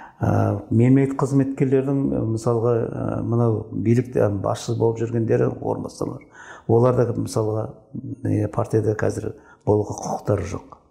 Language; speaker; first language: Kazakh; native; Kazakh